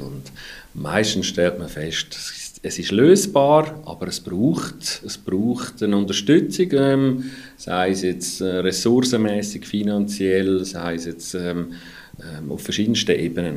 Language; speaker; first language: German; native; German